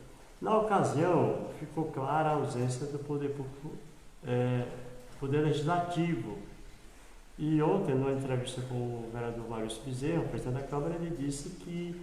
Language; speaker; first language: Portuguese; native; Portuguese